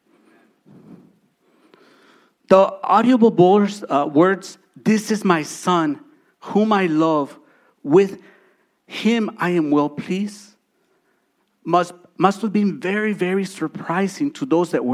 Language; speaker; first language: English; early bilingual, other home language; Spanish